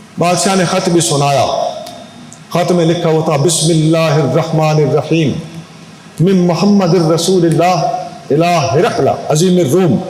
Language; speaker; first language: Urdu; non-native, local second language; Punjabi